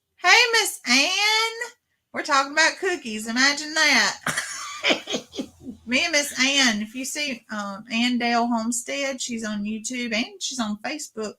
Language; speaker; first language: English; native; English